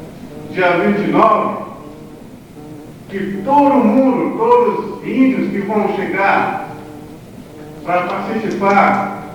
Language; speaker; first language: Portuguese; non-native, local second language; Kayapó